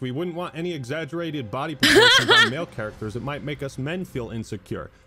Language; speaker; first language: English; native; English